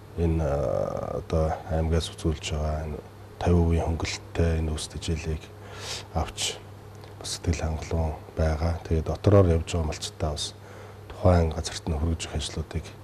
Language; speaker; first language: Mongolian; native; Mongolian